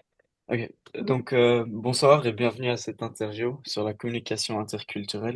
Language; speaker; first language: French; non-native, local second language; Dutch